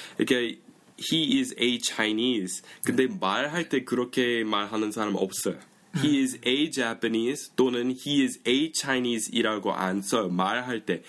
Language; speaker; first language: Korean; non-native, fluent; English